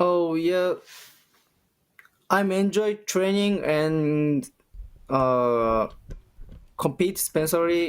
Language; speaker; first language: English; non-native, learner; Japanese